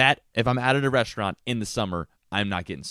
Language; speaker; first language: English; native; English